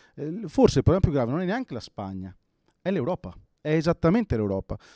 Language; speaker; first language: Italian; non-native, local second language; Venetian